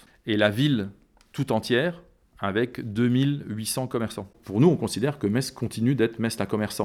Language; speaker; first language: French; native; French